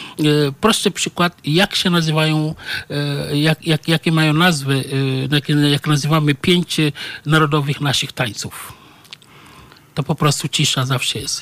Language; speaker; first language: Polish; non-native, fluent; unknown